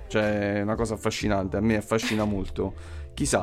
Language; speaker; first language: Italian; native; Italian